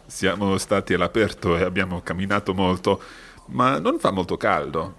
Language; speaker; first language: Italian; non-native, fluent; English